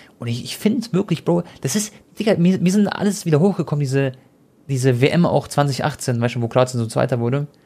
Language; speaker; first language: German; early bilingual, other home language; Croatian